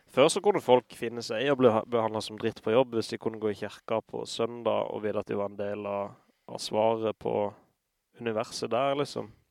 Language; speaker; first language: Norwegian; native; Norwegian